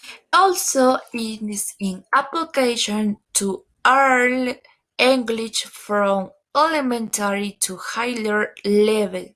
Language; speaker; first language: English; non-native, learner; Spanish